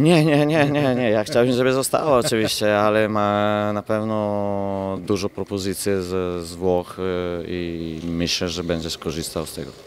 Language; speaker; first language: Polish; non-native, learner; Italian